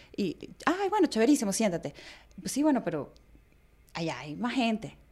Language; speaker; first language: Spanish; native; Spanish